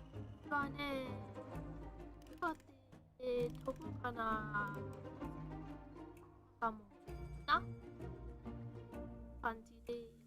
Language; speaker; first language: Japanese; non-native, learner; Chinese